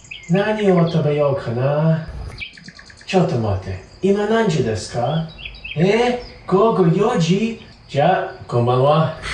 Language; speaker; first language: Japanese; non-native, learner; English